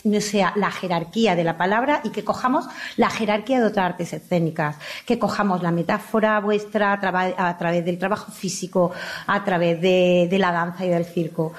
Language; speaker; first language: Spanish; native; Spanish